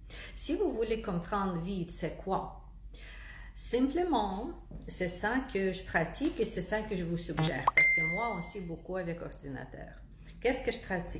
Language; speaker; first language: French; non-native, fluent; Russian